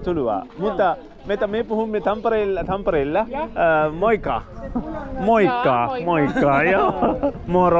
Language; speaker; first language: Finnish; non-native, learner; Sinhala